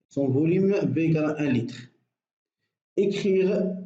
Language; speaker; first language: French; non-native, local second language; Arabic